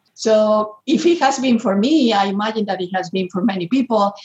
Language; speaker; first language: English; non-native, fluent; Spanish